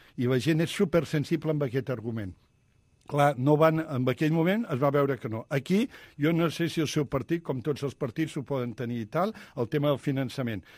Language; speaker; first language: Catalan; native; Catalan